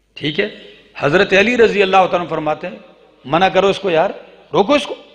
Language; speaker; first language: Urdu; non-native, local second language; Punjabi